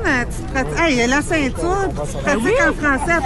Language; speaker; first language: French; native; French